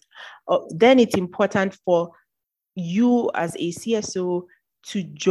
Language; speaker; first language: English; non-native, local second language; Yoruba